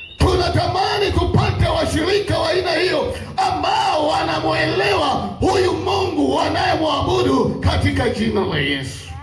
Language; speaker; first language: Swahili; native; Swahili